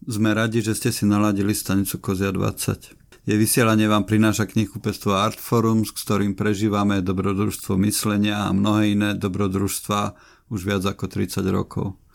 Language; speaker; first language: Slovak; native; Slovak